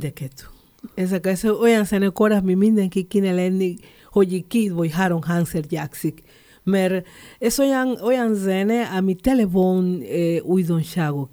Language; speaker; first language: Hungarian; non-native, fluent; Spanish